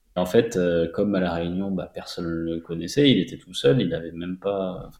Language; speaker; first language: French; native; French